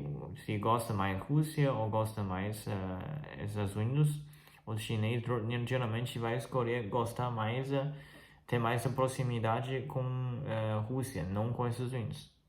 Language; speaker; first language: Portuguese; non-native, fluent; Chinese